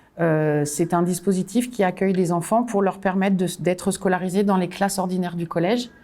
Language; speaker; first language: French; native; French